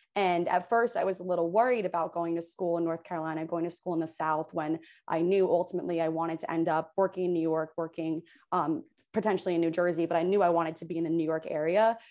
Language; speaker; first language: English; native; English